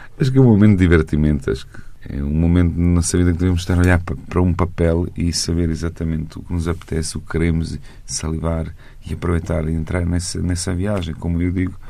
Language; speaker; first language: Portuguese; non-native, fluent; Bosnian